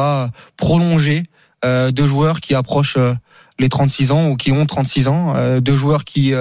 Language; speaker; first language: French; native; French